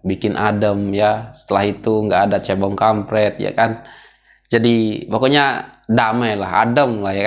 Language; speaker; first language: Indonesian; native; Indonesian